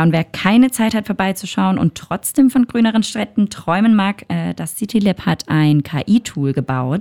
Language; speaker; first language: German; native; German